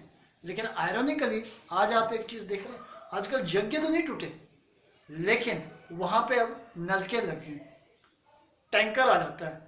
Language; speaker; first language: Hindi; native; Hindi